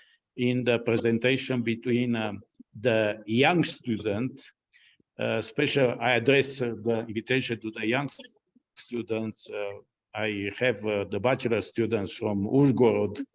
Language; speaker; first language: English; non-native, fluent; Romanian